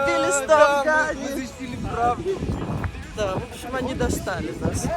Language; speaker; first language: Russian; native; Russian